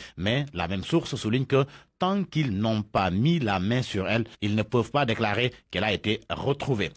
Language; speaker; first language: French; non-native, local second language; Wolof